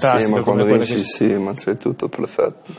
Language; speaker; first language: Italian; non-native, learner; English